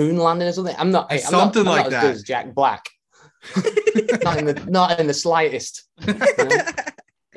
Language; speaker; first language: English; native; English